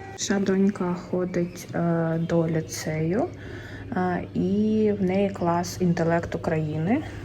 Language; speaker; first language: Ukrainian; non-native, local second language; Russian